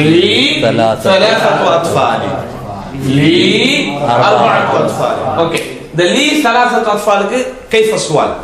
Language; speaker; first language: Arabic; non-native, learner; Tamil